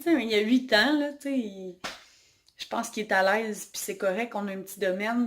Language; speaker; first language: French; native; French